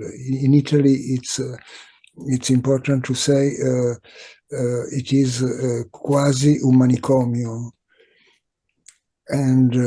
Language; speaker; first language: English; non-native, fluent; Italian